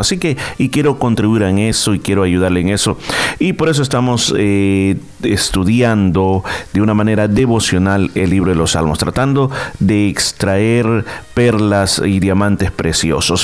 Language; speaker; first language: Spanish; native; Spanish